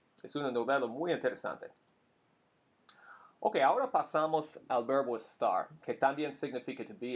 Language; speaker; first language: Spanish; non-native, fluent; English